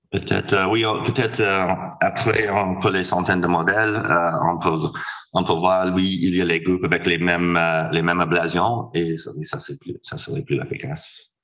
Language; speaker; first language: French; non-native, fluent; English